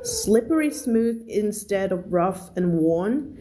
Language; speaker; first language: English; non-native, fluent; Thai